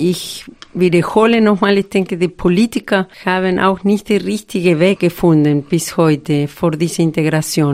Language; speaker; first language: German; non-native, learner; Spanish